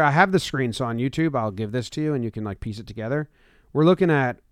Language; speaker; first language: English; native; English